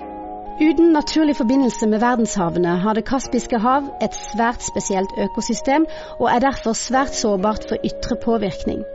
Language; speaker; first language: Norwegian; native; Norwegian